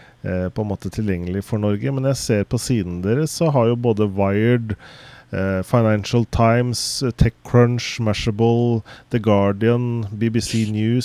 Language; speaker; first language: Norwegian; native; Norwegian